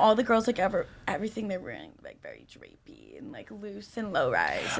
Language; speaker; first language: English; native; English